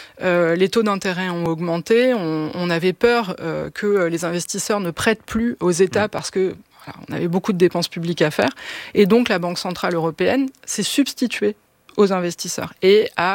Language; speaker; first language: French; native; French